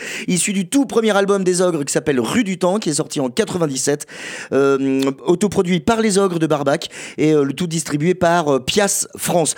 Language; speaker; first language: French; native; French